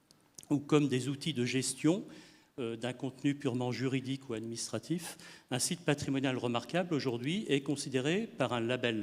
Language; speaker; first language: French; native; French